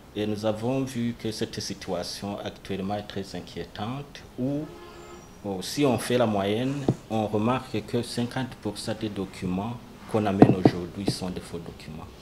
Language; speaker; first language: French; non-native, local second language; Rundi